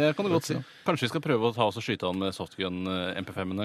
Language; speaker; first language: Norwegian; native; Norwegian